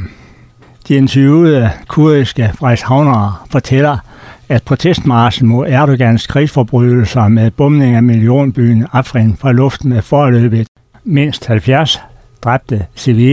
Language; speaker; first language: Danish; native; Danish